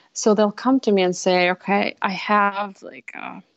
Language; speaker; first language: English; non-native, fluent; Russian